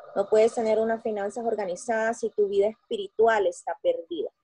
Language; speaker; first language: Spanish; native; Spanish